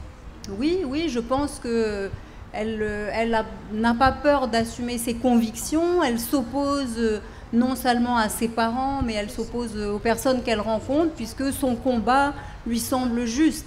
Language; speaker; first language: French; native; French